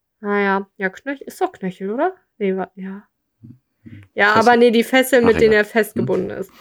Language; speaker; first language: German; native; German